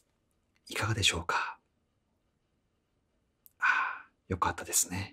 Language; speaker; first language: Japanese; non-native, fluent; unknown